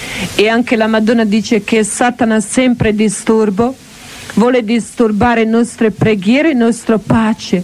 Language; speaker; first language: Italian; non-native, learner; Croatian